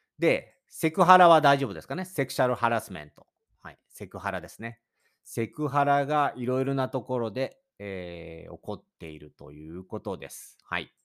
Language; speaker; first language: Japanese; native; Japanese